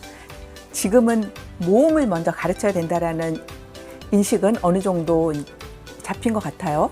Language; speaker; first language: Korean; native; Korean